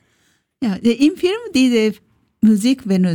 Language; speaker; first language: German; non-native, learner; Japanese